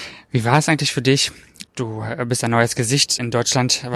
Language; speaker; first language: German; native; German